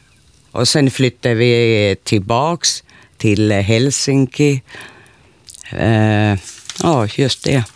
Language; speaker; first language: Swedish; non-native, local second language; Finnish